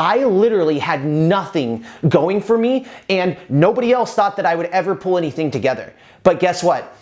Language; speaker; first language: English; native; English